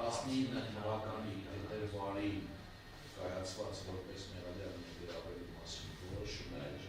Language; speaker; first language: Armenian; native; Armenian